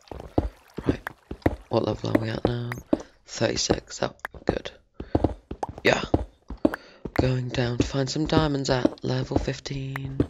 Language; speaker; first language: English; native; English